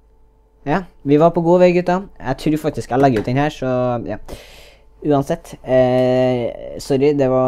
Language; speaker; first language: Norwegian; native; Norwegian